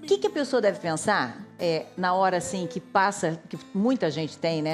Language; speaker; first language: Portuguese; native; Portuguese